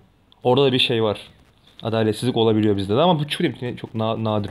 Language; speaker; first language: Turkish; native; Turkish